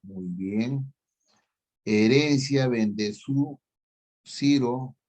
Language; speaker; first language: Spanish; native; Spanish